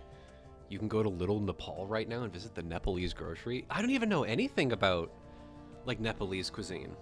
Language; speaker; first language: English; native; English